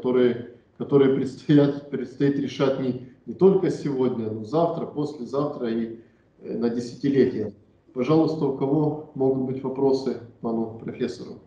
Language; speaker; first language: Russian; native; Russian